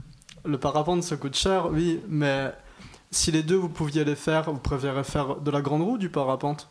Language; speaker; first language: French; native; French